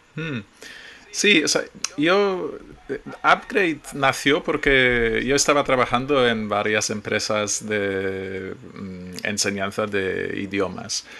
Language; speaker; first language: Spanish; non-native, fluent; Polish